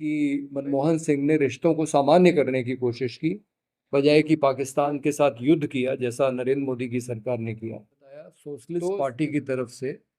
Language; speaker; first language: Hindi; native; Hindi